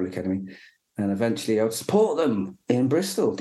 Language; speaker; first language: English; native; English